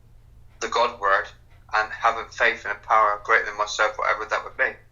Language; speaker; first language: English; native; English